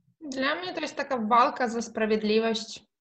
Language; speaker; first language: Polish; non-native, fluent; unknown